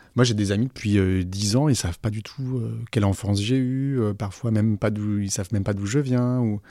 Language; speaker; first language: French; native; French